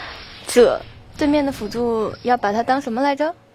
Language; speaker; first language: Chinese; native; Chinese